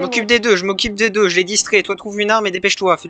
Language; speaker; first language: French; native; French